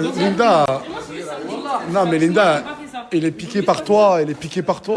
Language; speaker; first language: French; native; French